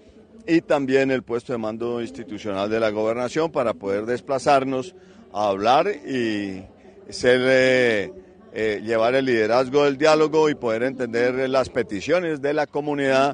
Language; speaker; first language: Spanish; native; Spanish